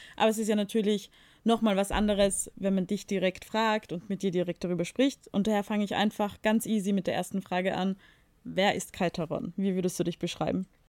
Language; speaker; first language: German; native; German